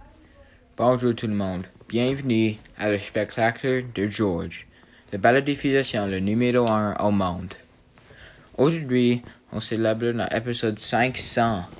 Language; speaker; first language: French; non-native, learner; English